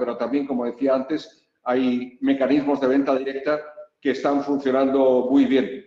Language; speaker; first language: Spanish; native; Spanish